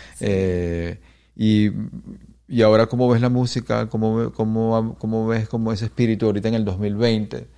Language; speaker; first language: Spanish; native; Spanish